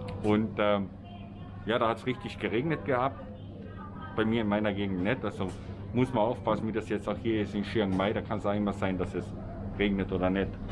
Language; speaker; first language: German; native; German